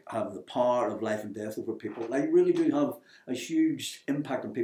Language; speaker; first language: English; native; English